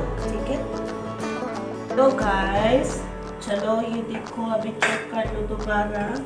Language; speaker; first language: Hindi; non-native, learner; Filipino